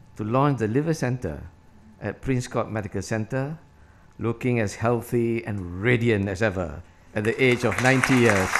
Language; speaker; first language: English; non-native, local second language; Malay